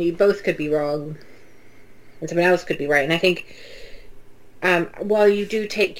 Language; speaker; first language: English; native; English